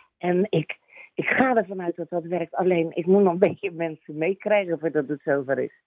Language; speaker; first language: Dutch; native; Dutch